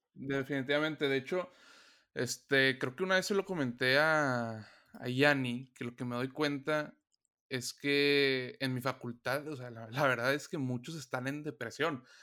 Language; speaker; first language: Spanish; native; Spanish